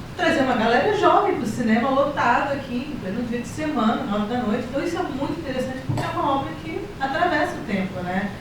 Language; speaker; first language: Portuguese; native; Portuguese